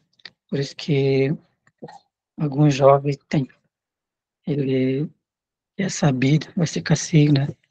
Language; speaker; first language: Portuguese; non-native, local second language; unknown